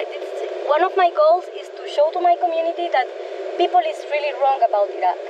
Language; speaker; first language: English; non-native, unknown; Spanish